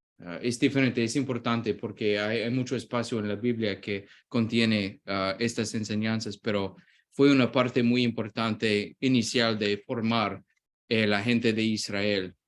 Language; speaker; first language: Spanish; non-native, fluent; English